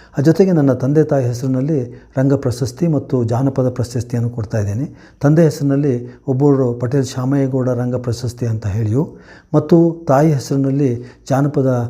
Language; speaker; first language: Kannada; native; Kannada